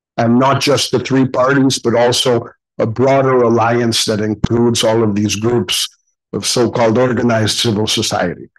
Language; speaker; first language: English; non-native, fluent; Spanish